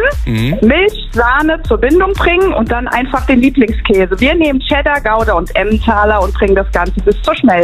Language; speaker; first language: German; native; German